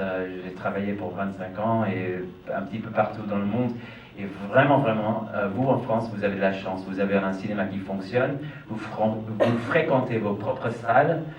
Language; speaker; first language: French; non-native, fluent; English